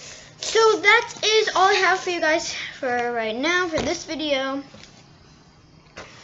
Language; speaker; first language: English; native; English